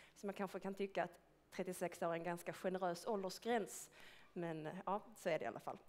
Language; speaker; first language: Swedish; native; Swedish